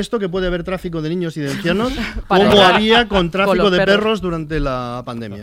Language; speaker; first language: Spanish; native; Spanish